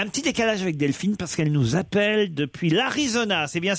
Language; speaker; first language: French; native; French